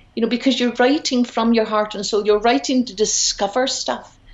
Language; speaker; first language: English; native; English